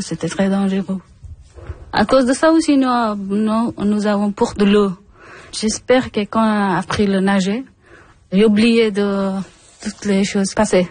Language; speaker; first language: French; non-native, learner; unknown